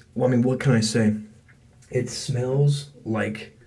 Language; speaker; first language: English; native; English